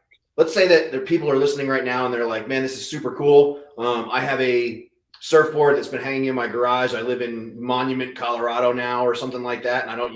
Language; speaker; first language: English; native; English